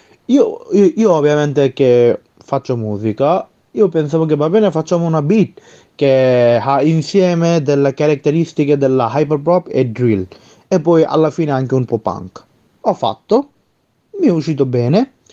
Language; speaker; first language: Italian; non-native, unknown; Bangla